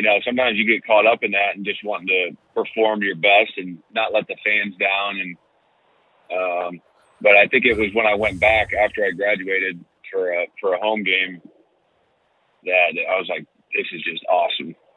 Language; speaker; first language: English; native; English